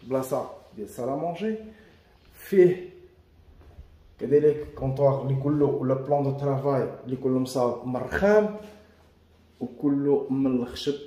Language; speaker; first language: Arabic; native; Arabic